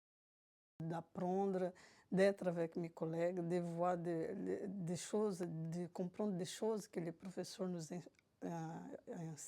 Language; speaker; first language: French; non-native, fluent; Portuguese